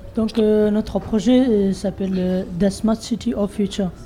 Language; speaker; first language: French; non-native, learner; Bangla